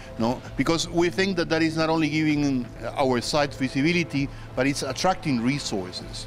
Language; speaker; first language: English; non-native, fluent; Spanish